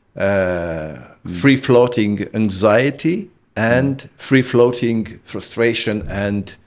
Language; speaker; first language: English; non-native, fluent; Romanian